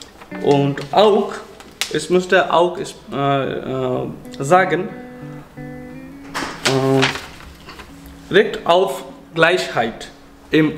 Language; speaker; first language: German; non-native, learner; Bangla